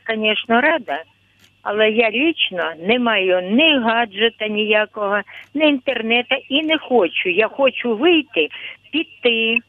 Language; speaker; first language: Ukrainian; native; Ukrainian